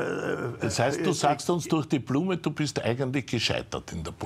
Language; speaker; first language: German; native; German